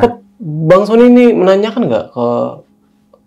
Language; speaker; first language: Indonesian; native; Indonesian